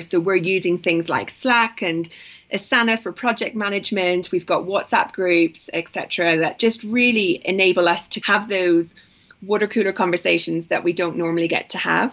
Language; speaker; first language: English; native; English